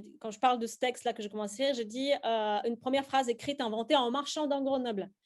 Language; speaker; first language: French; non-native, fluent; Russian